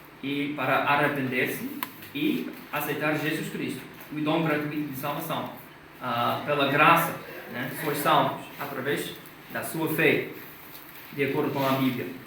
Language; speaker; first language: Portuguese; non-native, fluent; English